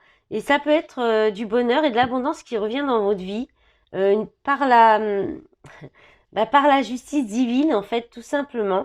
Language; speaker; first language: French; native; French